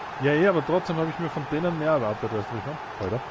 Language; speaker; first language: German; native; German